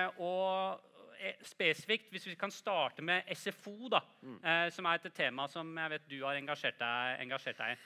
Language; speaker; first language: Norwegian; native; Norwegian